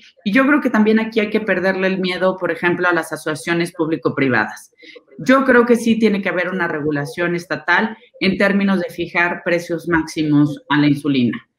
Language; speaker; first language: Spanish; native; Spanish